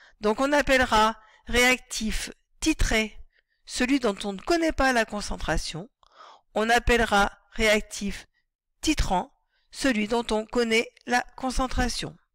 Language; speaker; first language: French; native; French